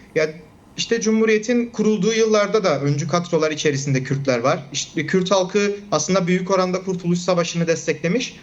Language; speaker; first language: Turkish; non-native, local second language; Kurdish